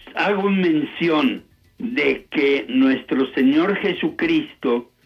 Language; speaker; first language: Spanish; native; Spanish